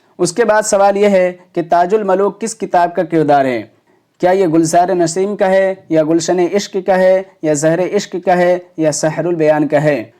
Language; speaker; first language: Urdu; native; Urdu